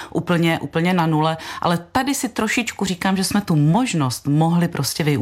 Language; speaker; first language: Czech; native; Czech